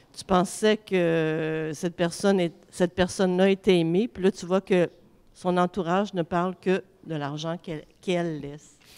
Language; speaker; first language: French; native; French